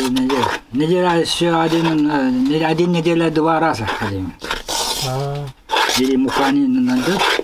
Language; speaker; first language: Russian; non-native, local second language; Yakut